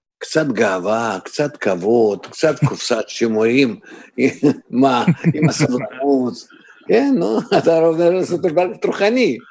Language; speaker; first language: Hebrew; non-native, fluent; Russian